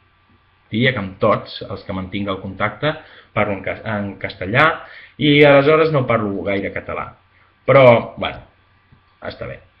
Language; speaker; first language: Catalan; non-native, local second language; Spanish